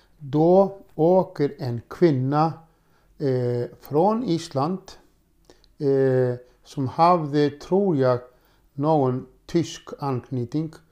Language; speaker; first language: Swedish; non-native, fluent; Icelandic